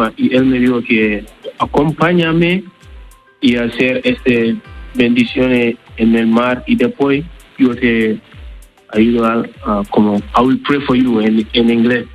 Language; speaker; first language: Spanish; non-native, learner; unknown